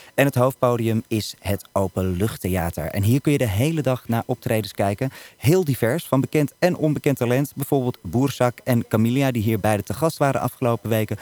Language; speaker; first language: Dutch; native; Dutch